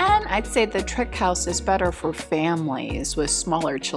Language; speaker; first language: English; native; English